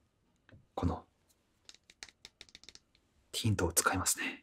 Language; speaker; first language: Japanese; non-native, fluent; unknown